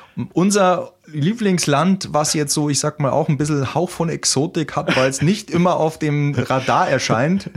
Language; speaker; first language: German; native; German